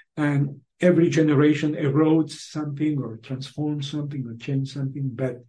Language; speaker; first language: English; non-native, fluent; Spanish